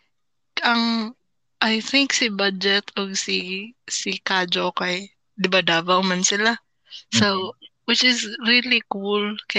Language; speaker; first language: English; non-native, local second language; Cebuano